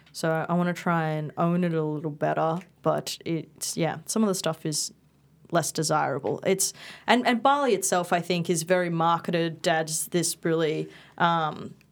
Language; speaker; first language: English; non-native, local second language; Indonesian